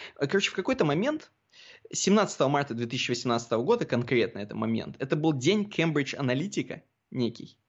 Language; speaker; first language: Russian; native; Russian